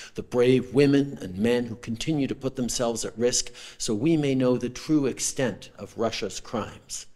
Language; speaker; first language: English; early bilingual, other home language; French